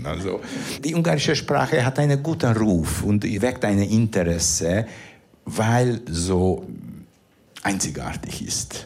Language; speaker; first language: German; non-native, fluent; Hungarian